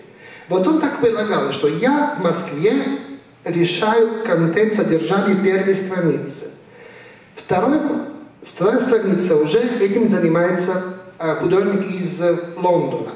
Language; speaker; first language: Russian; non-native, fluent; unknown